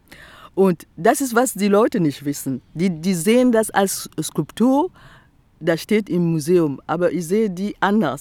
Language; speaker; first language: German; non-native, fluent; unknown